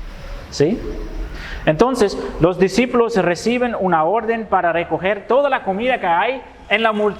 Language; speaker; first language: Spanish; non-native, fluent; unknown